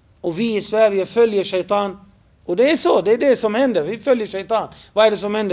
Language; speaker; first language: Swedish; non-native, fluent; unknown